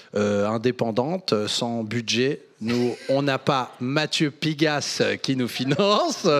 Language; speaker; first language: French; native; French